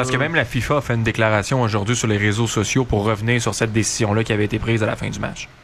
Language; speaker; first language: French; native; French